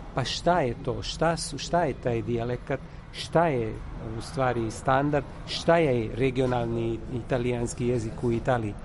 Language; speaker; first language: Serbian; non-native, fluent; Italian